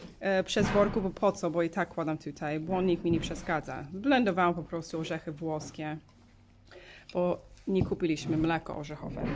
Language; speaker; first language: Polish; non-native, learner; English